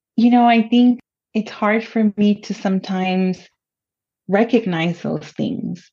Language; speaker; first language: English; early bilingual, other home language; Spanish